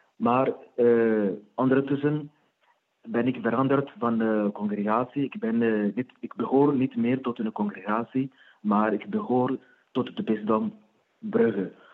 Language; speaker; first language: Dutch; non-native, fluent; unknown